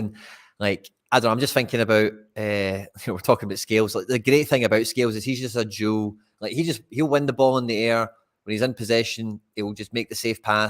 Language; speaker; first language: English; native; English